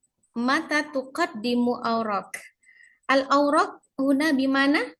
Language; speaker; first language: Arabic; non-native, fluent; Indonesian